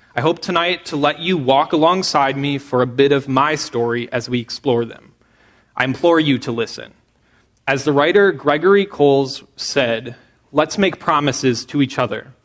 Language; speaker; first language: English; native; English